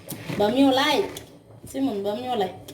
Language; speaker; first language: Portuguese; non-native, learner; Haitian Creole